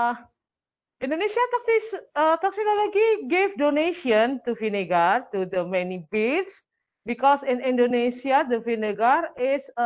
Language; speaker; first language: English; non-native, learner; Indonesian